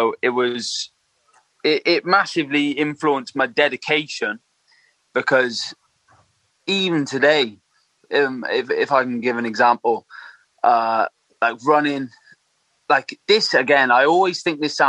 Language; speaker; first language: English; native; English